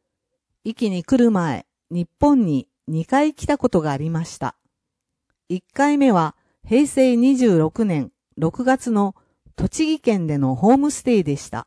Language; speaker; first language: Japanese; non-native, fluent; English